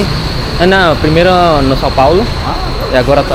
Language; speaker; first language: Portuguese; non-native, learner; Indonesian